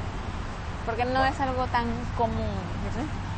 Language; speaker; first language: Spanish; native; Spanish